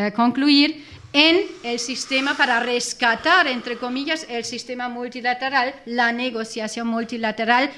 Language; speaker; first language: Spanish; non-native, fluent; German